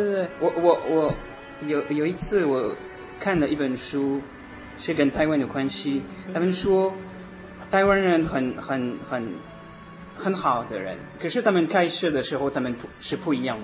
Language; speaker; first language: Chinese; non-native, learner; French